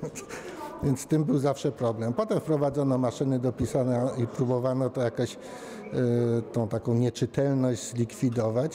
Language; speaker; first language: Polish; native; Polish